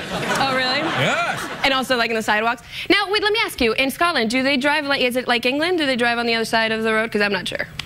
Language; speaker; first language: English; non-native, fluent; Spanish